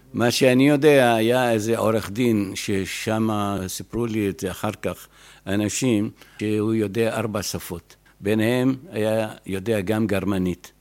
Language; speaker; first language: Hebrew; non-native, fluent; Arabic